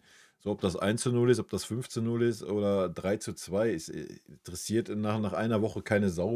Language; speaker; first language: German; native; German